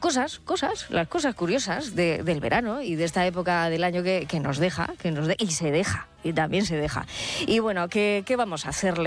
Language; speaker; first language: Spanish; native; Spanish